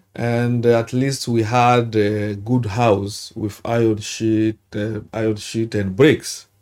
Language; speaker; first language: English; non-native, learner; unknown